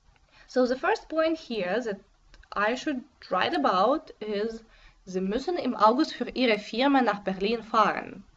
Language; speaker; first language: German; non-native, fluent; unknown